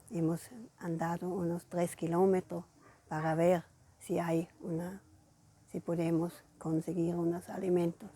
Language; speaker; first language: Spanish; non-native, fluent; German